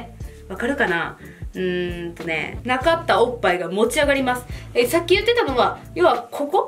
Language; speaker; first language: Japanese; native; Japanese